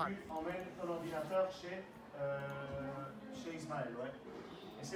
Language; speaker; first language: French; non-native, fluent; Spanish